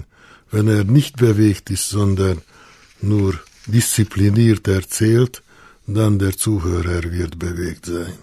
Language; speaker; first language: German; non-native, fluent; Hungarian